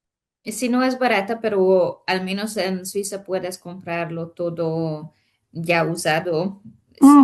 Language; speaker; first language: Spanish; non-native, fluent; Hungarian